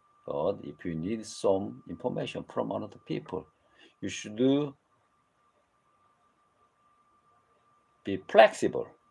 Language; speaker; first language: English; non-native, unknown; Korean